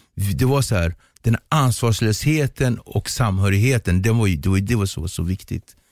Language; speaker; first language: Swedish; early bilingual, other home language; Kabuverdianu